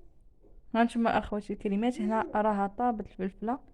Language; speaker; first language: Arabic; native; Arabic